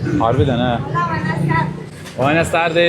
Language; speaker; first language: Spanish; non-native, learner; Turkish